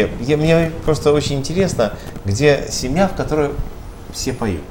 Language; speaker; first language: Russian; native; Russian